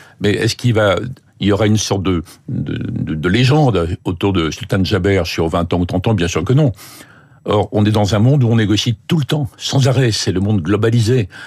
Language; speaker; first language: French; native; French